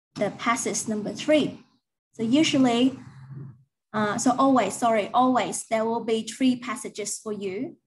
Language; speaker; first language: English; non-native, learner; Vietnamese